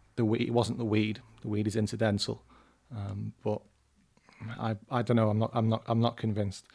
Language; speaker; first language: English; native; English